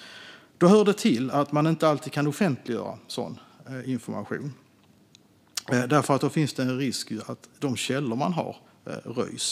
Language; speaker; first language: Swedish; native; Swedish